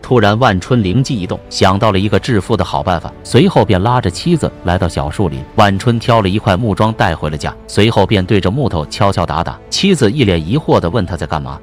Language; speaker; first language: Chinese; native; Chinese